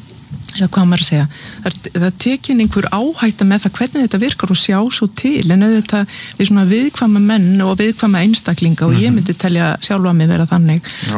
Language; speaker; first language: Icelandic; native; Icelandic